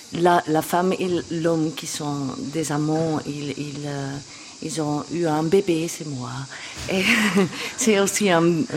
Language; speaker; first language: French; non-native, local second language; Dutch